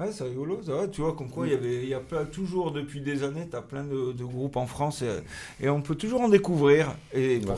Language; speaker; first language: French; native; French